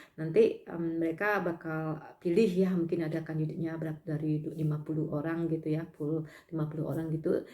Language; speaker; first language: Indonesian; native; Indonesian